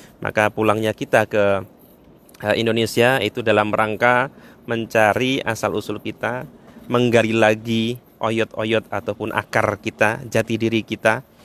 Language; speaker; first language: Indonesian; native; Indonesian